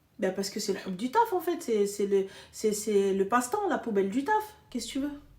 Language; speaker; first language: French; early bilingual, other home language; Arabic